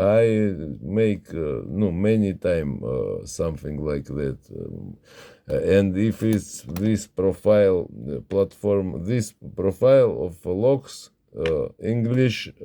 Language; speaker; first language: English; non-native, learner; Russian